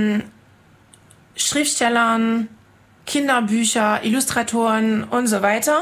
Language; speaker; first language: German; non-native, fluent; French